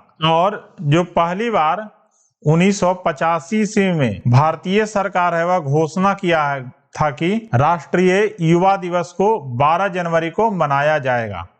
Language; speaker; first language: Hindi; native; Hindi